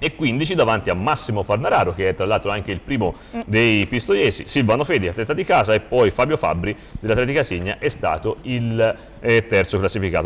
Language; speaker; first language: Italian; native; Italian